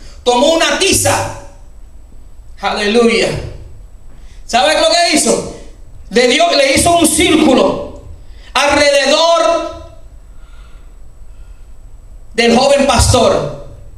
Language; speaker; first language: Spanish; early bilingual, heritage; Spanish